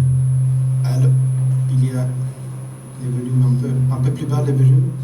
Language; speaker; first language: French; non-native, fluent; Spanish